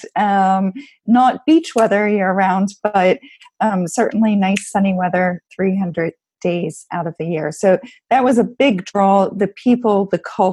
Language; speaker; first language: English; native; English